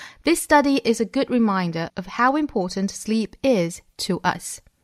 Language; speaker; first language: English; non-native, fluent; Chinese